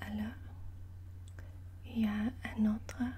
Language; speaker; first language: French; non-native, learner; English